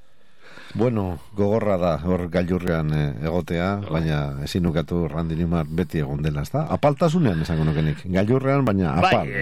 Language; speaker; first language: Basque; native; Basque